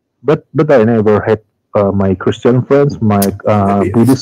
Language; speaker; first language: English; non-native, learner; Indonesian